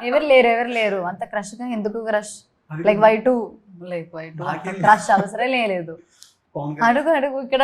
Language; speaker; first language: Telugu; non-native, learner; Malayalam